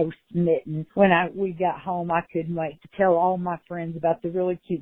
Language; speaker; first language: English; native; English